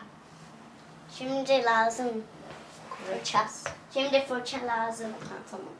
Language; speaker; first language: Turkish; early bilingual, heritage; English